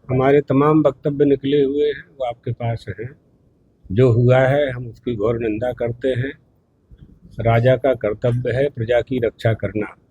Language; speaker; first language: Hindi; native; Hindi